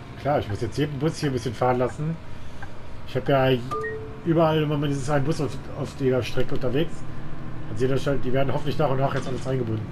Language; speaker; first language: German; native; German